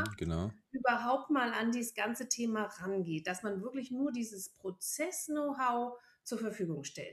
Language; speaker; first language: German; native; German